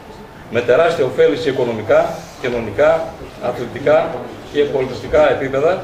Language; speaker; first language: Greek; native; Greek